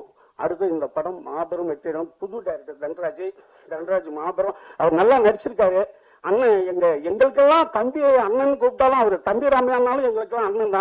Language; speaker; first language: Tamil; native; Tamil